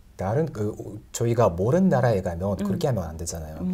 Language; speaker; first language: Korean; non-native, learner; Russian